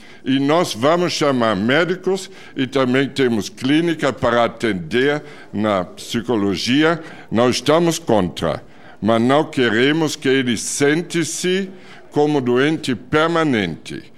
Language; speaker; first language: Portuguese; non-native, fluent; German